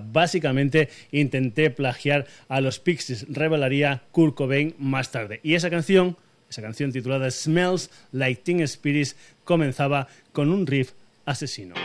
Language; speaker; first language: Spanish; native; Spanish